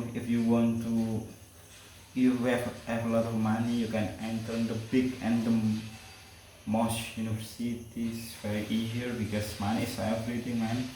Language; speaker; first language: English; non-native, learner; Indonesian